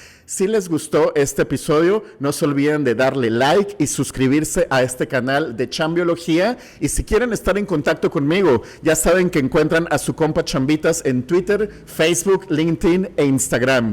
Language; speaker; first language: Spanish; native; Spanish